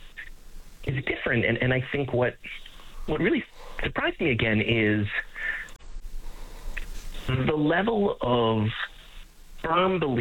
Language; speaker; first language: English; native; English